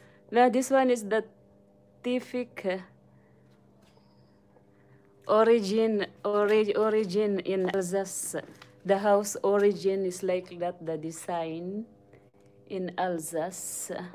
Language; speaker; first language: English; non-native, local second language; Filipino